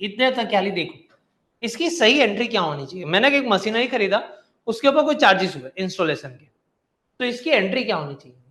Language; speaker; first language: Hindi; non-native, local second language; Gujarati